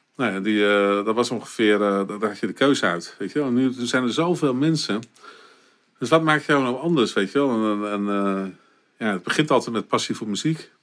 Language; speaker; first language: Dutch; native; Dutch